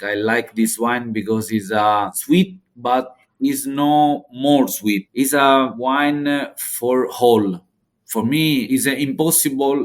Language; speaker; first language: English; non-native, learner; Italian